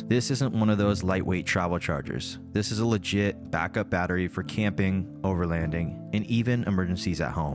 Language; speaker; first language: English; native; English